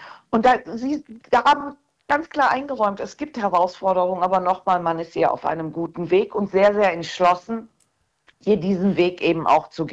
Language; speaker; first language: German; early bilingual, other home language; Turkish